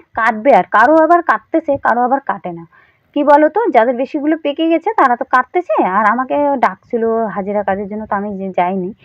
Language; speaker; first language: Bangla; non-native, local second language; Rangpuri